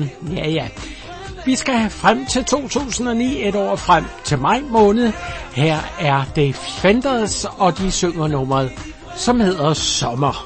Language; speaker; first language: Danish; native; Danish